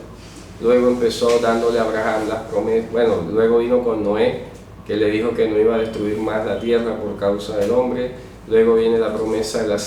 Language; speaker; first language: Spanish; native; Spanish